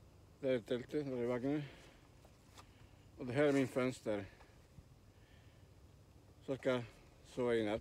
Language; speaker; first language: Swedish; non-native, learner; Spanish